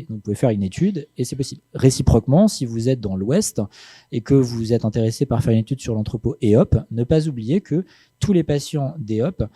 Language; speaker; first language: French; native; French